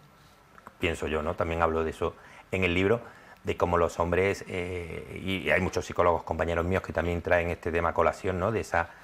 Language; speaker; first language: Spanish; native; Spanish